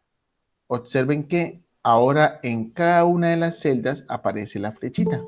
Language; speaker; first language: Spanish; native; Spanish